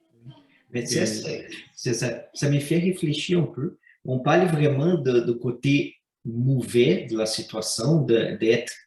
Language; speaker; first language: French; non-native, fluent; Portuguese